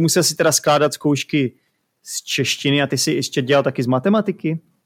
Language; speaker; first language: Czech; native; Czech